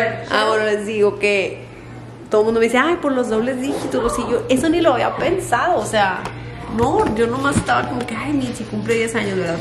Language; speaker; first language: Spanish; native; Spanish